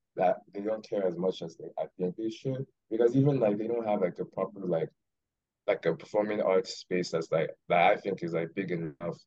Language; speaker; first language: English; non-native, local second language; Yoruba